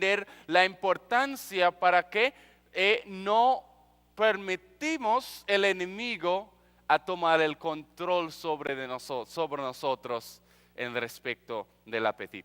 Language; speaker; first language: Spanish; non-native, fluent; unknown